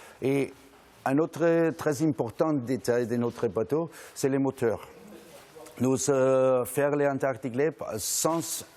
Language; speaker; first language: French; non-native, learner; German